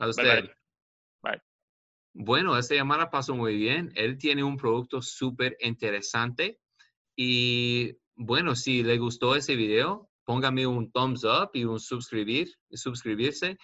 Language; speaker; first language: Spanish; non-native, learner; English